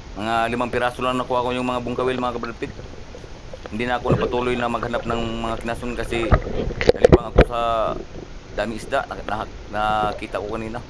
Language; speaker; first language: Filipino; non-native, local second language; Cebuano